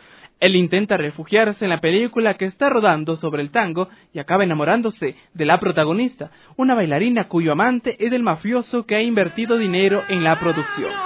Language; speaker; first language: Spanish; native; Spanish